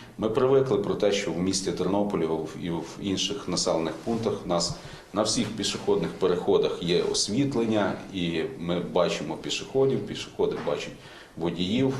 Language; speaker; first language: Ukrainian; native; Ukrainian